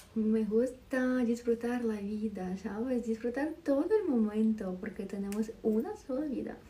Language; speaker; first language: Spanish; non-native, fluent; Ukrainian